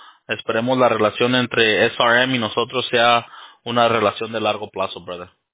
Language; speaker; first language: Spanish; early bilingual, heritage; Spanish